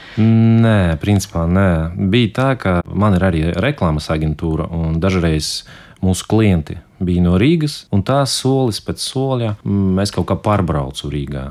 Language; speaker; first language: Latvian; non-native, local second language; Russian